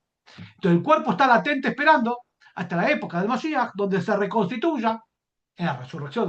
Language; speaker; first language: Spanish; native; Spanish